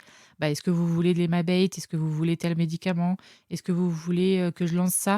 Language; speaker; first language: French; native; French